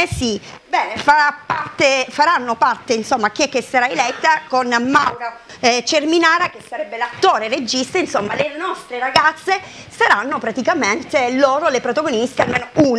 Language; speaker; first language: Italian; native; Italian